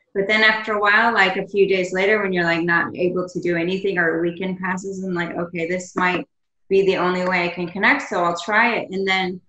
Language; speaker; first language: English; native; English